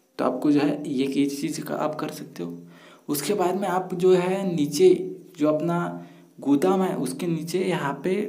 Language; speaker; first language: Hindi; non-native, local second language; Marathi